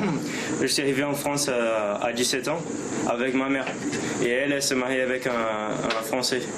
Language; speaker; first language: French; early bilingual, other home language; Portuguese